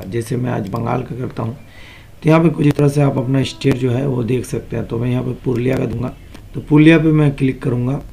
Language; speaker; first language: Hindi; non-native, local second language; Bangla